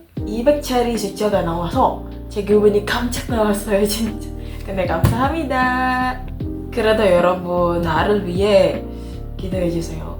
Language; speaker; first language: Korean; non-native, learner; Indonesian